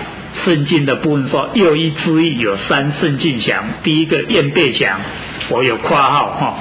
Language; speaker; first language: Chinese; native; Chinese